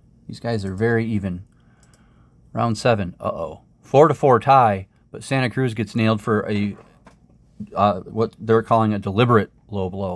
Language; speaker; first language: English; native; English